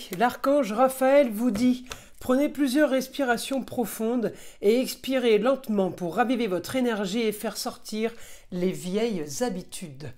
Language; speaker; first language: French; native; French